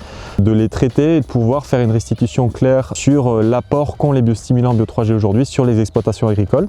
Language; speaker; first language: French; native; French